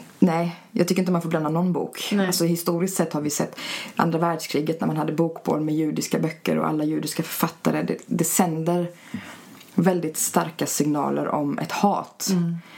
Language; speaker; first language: Swedish; early bilingual, other home language; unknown